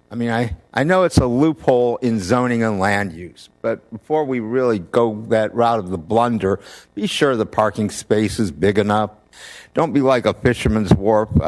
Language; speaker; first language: English; native; English